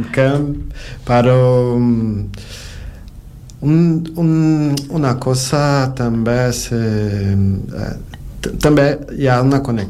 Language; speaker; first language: Catalan; non-native, learner; Portuguese